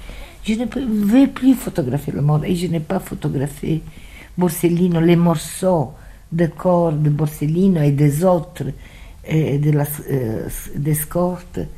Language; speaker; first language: French; non-native, fluent; Italian